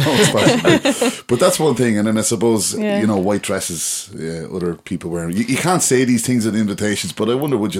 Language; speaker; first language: English; native; English